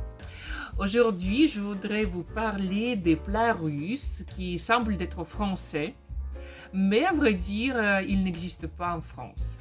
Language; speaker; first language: French; non-native, fluent; Russian